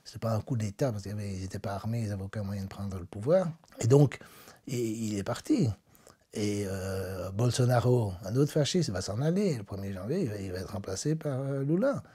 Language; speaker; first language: French; native; French